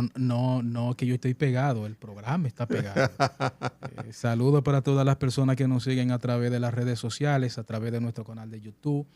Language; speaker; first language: Spanish; native; Spanish